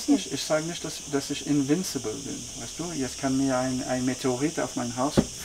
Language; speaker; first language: German; non-native, fluent; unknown